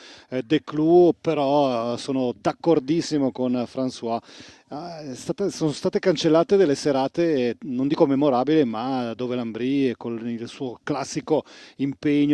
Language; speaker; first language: Italian; native; Italian